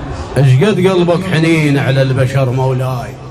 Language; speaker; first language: Arabic; native; Arabic